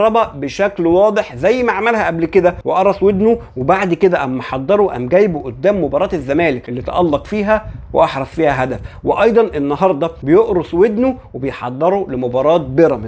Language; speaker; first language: Arabic; native; Arabic